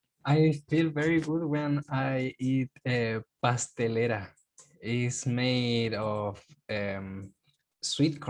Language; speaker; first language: English; non-native, learner; Spanish